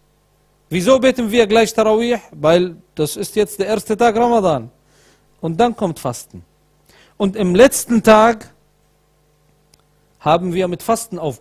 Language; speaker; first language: German; non-native, fluent; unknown